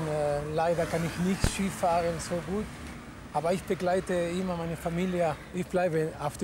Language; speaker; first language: German; non-native, fluent; Spanish